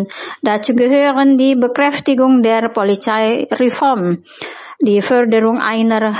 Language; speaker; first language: German; non-native, fluent; Indonesian